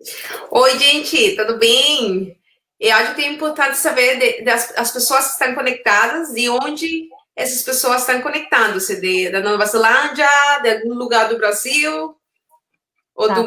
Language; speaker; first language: Portuguese; non-native, fluent; Spanish